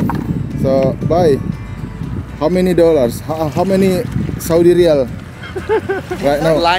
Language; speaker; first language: English; non-native, learner; Indonesian